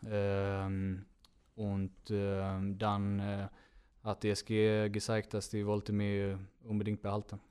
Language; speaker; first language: German; non-native, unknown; Swedish